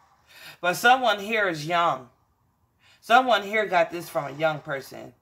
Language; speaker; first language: English; native; English